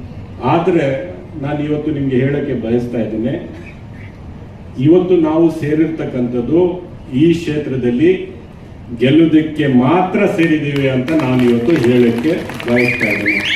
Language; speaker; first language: Kannada; native; Kannada